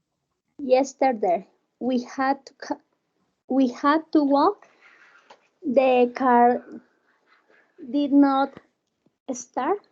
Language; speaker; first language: English; non-native, learner; Spanish